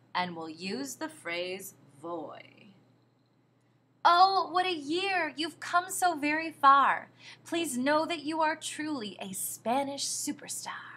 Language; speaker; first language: English; native; English